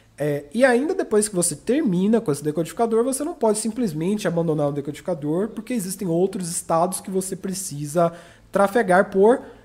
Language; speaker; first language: Portuguese; native; Portuguese